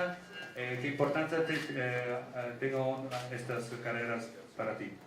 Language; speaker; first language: Spanish; non-native, learner; Italian